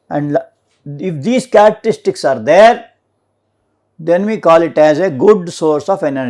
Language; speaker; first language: English; non-native, local second language; Kannada